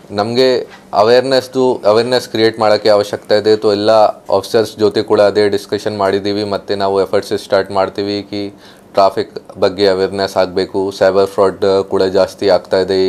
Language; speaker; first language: Kannada; non-native, fluent; Hindi